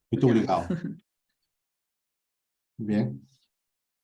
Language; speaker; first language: Portuguese; non-native, fluent; Spanish